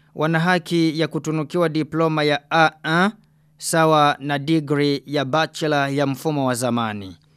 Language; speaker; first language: Swahili; non-native, local second language; Rundi